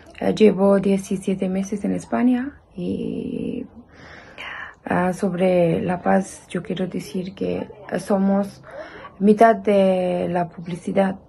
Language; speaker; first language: Spanish; non-native, learner; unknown